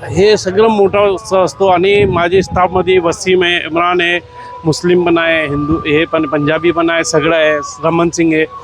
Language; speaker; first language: Marathi; non-native, local second language; Hindi